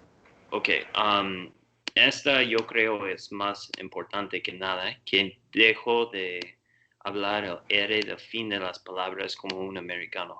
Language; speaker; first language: Spanish; non-native, learner; English